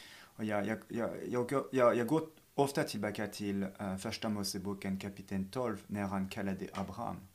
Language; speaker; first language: Swedish; non-native, fluent; French